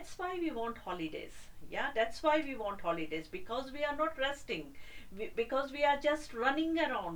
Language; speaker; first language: English; non-native, local second language; Hindi